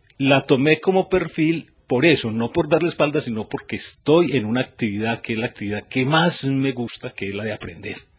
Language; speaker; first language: Spanish; native; Spanish